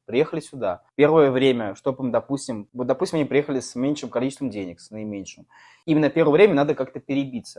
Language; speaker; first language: Russian; native; Russian